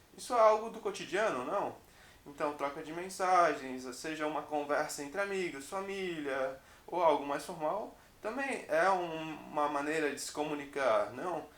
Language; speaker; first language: Portuguese; native; Portuguese